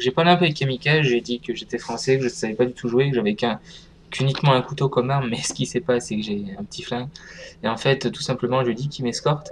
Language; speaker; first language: French; native; French